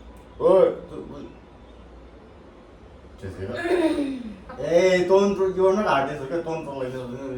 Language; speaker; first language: English; non-native, learner; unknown